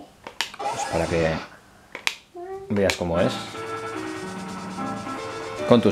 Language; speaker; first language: Spanish; native; Spanish